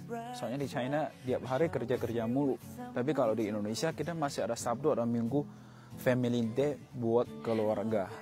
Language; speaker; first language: Indonesian; non-native, fluent; Chinese